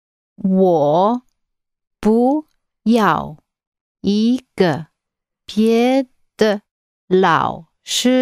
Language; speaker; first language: Chinese; non-native, learner; English